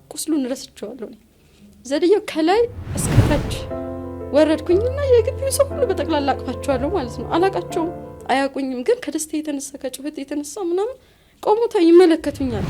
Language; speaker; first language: Amharic; native; Amharic